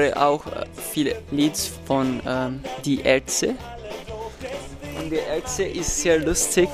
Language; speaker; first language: German; non-native, learner; Portuguese